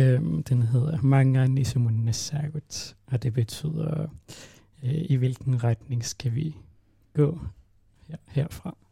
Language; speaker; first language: Danish; non-native, local second language; Kalaallisut